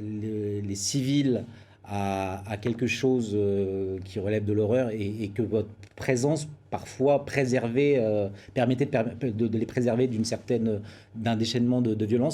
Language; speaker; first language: French; native; French